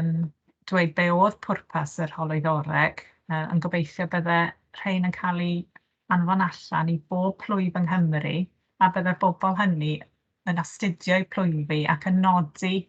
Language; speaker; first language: Welsh; native; Welsh